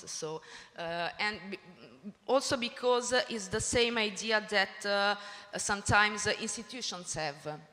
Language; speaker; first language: English; non-native, learner; Italian